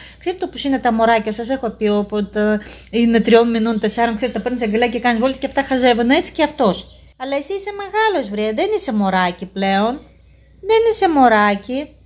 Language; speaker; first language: Greek; non-native, fluent; Russian